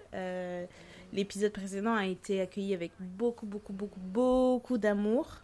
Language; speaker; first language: French; early bilingual, other home language; Lingala